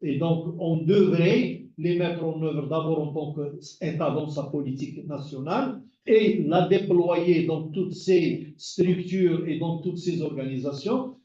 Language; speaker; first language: French; non-native, local second language; Arabic